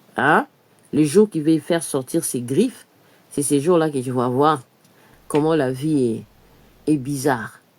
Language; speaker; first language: French; non-native, local second language; Lingala